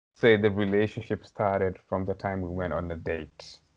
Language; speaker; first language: English; non-native, local second language; Somali